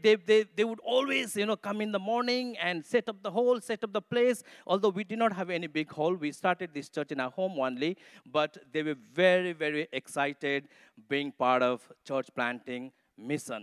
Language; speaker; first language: English; non-native, local second language; Nepali